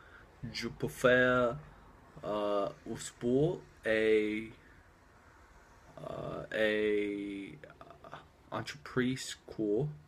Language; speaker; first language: French; non-native, learner; English